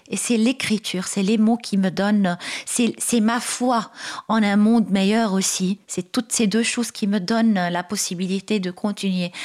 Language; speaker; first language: French; non-native, local second language; Arabic